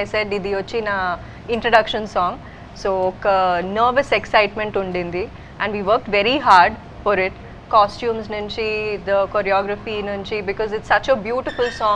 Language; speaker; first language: Telugu; early bilingual, heritage; Kannada